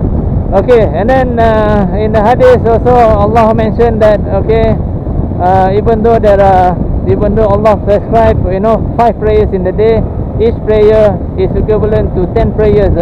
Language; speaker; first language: English; non-native, local second language; Malay